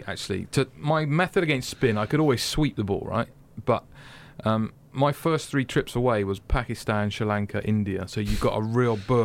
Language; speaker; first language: English; native; English